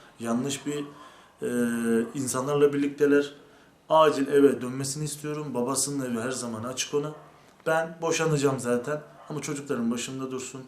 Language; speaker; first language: Turkish; native; Turkish